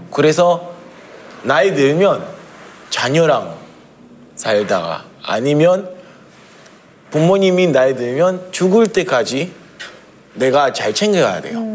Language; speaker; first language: Korean; non-native, fluent; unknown